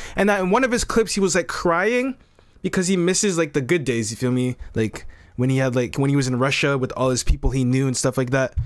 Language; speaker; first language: English; native; English